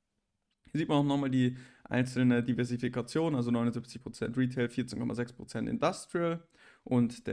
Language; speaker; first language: German; native; German